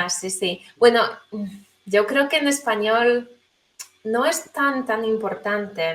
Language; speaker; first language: Spanish; non-native, fluent; Polish